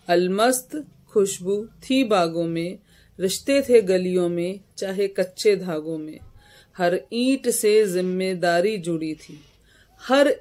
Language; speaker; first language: Hindi; native; Hindi